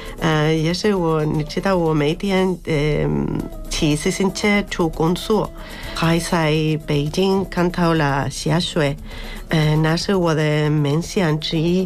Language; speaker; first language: Chinese; non-native, fluent; Spanish